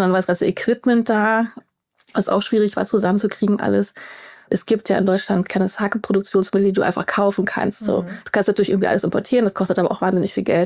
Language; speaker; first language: German; native; German